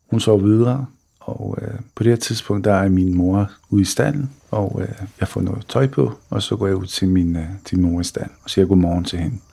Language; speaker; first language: Danish; early bilingual, other home language; Bosnian